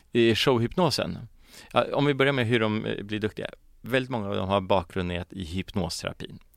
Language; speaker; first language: Swedish; early bilingual, other home language; Polish